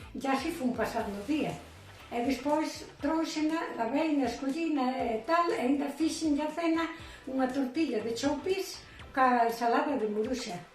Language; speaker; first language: Galician; native; Galician